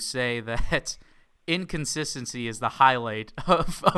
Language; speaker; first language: English; native; English